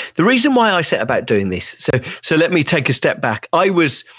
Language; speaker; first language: English; native; English